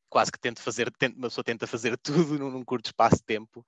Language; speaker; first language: Portuguese; native; Portuguese